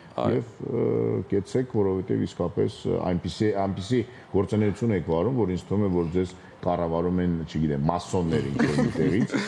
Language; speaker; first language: Armenian; native; Armenian